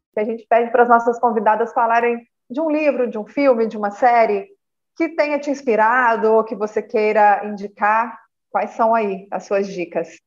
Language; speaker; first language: Portuguese; native; Portuguese